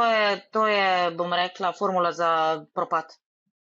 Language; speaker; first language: Slovenian; native; Slovenian